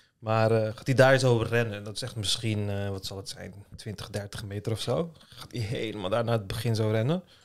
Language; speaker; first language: Dutch; early bilingual, other home language; Turkish